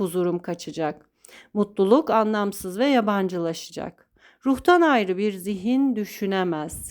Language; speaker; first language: Turkish; native; Turkish